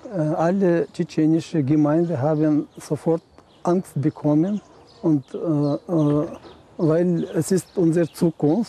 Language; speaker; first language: German; non-native, learner; Chechen